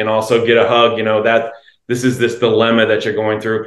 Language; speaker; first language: English; native; English